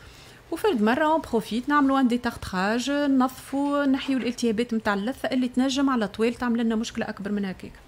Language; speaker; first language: Arabic; native; Arabic